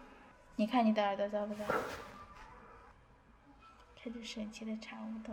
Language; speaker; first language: Chinese; native; Chinese